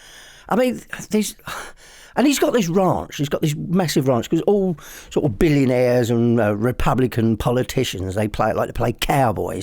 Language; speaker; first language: English; native; English